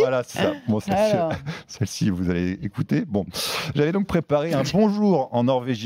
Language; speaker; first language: French; native; French